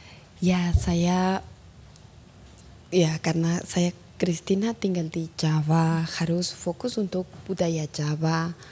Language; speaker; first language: Indonesian; non-native, learner; Spanish